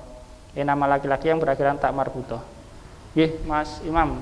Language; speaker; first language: Indonesian; native; Indonesian